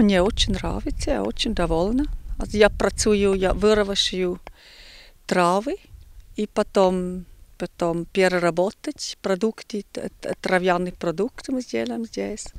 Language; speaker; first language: Ukrainian; non-native, learner; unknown